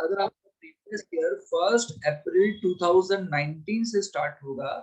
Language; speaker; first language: Hindi; non-native, local second language; Gujarati